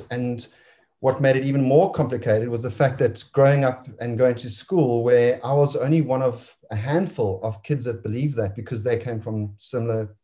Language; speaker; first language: English; native; English